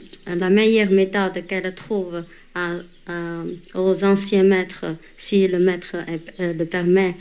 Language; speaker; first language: French; non-native, fluent; Chinese